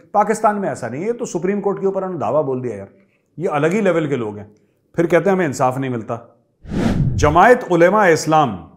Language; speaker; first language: Hindi; native; Hindi